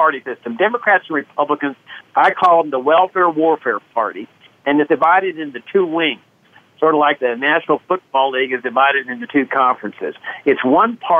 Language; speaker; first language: English; native; English